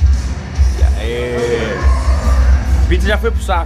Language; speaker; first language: Portuguese; native; Portuguese